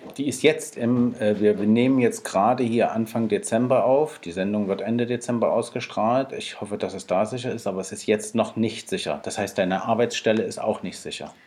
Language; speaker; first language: German; native; German